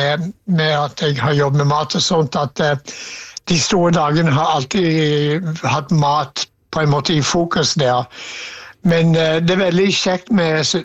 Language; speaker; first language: Norwegian; non-native, fluent; English